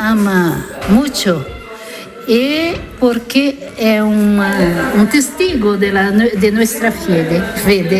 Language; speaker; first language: Spanish; non-native, learner; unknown